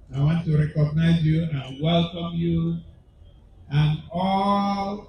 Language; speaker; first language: English; non-native, local second language; Igbo